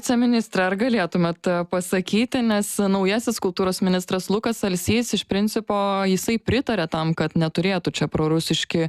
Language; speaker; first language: Lithuanian; native; Lithuanian